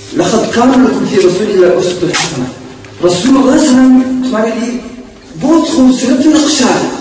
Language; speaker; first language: Urdu; non-native, local second language; Pashto